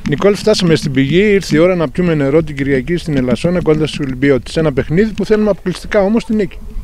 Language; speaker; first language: Greek; native; Greek